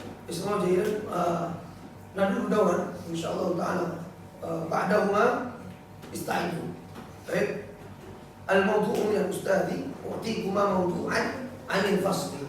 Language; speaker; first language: Arabic; non-native, learner; Indonesian